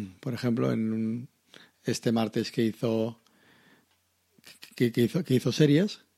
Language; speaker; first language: Spanish; native; Spanish